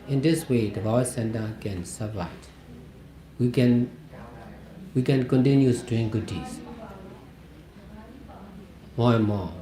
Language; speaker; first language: English; non-native, fluent; Burmese